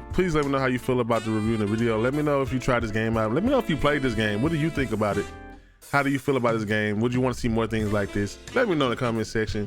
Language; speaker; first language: English; native; English